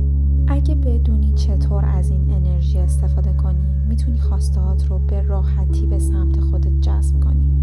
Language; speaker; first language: Persian; native; Persian